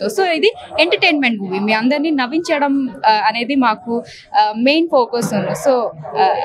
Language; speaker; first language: Telugu; non-native, fluent; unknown